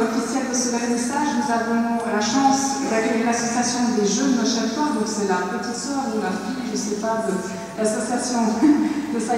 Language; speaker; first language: French; native; French